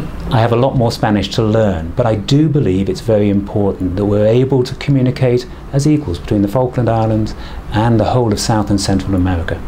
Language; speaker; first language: English; native; English